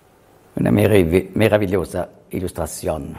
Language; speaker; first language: Spanish; non-native, learner; German